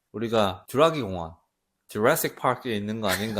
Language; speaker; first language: Korean; native; Korean